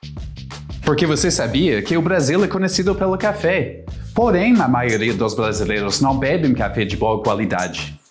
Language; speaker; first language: Portuguese; non-native, fluent; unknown